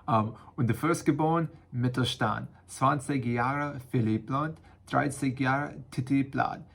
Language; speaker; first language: German; non-native, learner; English